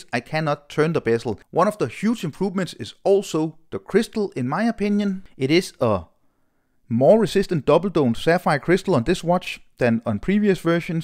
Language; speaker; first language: English; non-native, fluent; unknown